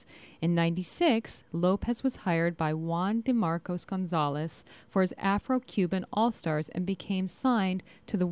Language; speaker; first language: English; native; English